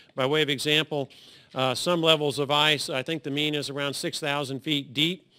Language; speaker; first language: English; native; English